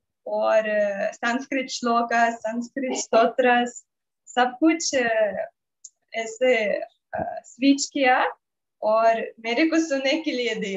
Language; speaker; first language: Hindi; non-native, learner; Russian